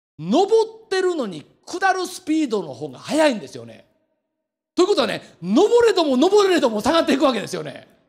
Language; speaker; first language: Japanese; native; Japanese